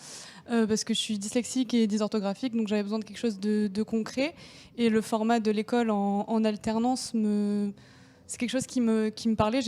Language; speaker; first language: French; native; French